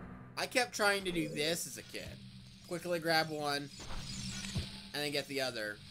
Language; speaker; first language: English; native; English